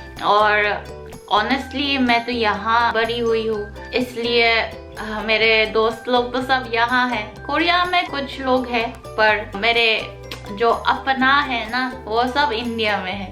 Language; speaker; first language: Hindi; non-native, local second language; Korean